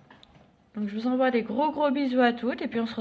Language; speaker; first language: French; native; French